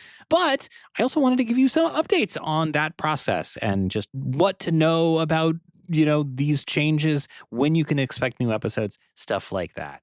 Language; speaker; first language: English; native; English